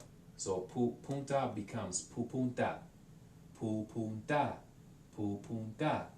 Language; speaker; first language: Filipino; non-native, learner; English